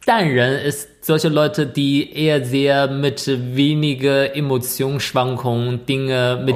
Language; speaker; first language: German; non-native, fluent; Chinese